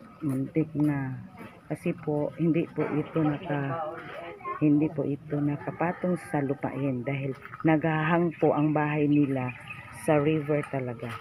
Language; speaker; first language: Filipino; non-native, local second language; Cebuano